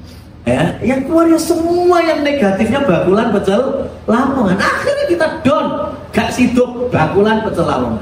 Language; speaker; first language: Indonesian; native; Indonesian